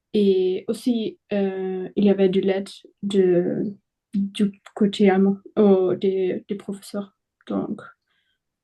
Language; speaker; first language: French; non-native, fluent; German